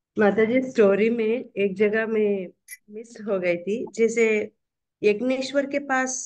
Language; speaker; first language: Hindi; non-native, local second language; Tamil